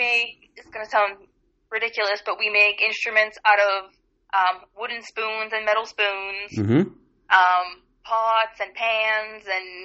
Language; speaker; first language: English; non-native, fluent; French